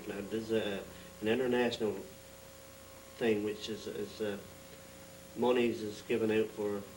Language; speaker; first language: English; native; English